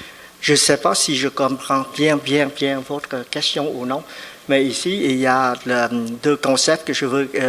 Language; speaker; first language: French; non-native, fluent; Vietnamese